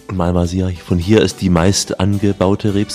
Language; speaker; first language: German; native; German